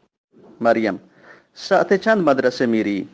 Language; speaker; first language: Persian; non-native, fluent; Urdu